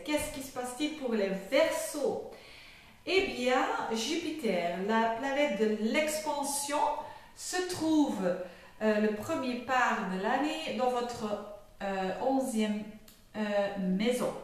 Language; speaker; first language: French; non-native, fluent; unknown